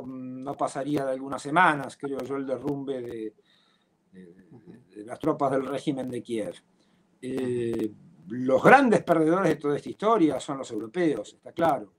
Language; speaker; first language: Spanish; native; Spanish